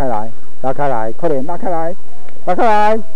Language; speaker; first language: Chinese; native; Chinese